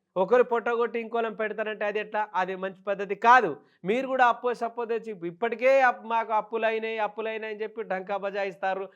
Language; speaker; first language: Telugu; non-native, local second language; Lambadi